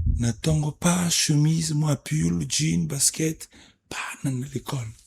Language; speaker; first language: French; non-native, local second language; Lingala